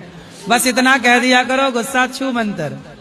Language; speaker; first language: Hindi; native; Hindi